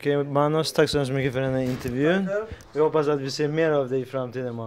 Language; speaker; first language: Swedish; native; Swedish